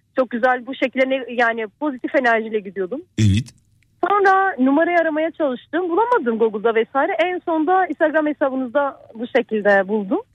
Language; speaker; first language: Turkish; native; Turkish